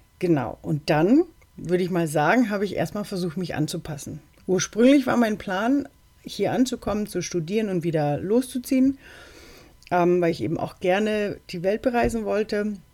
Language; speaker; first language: German; early bilingual, other home language; Spanish